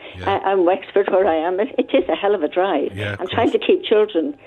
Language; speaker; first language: English; native; English